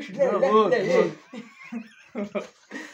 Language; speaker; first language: Russian; non-native, learner; Turkish